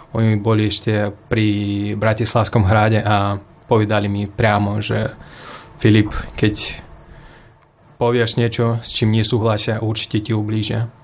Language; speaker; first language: Slovak; non-native, fluent; Russian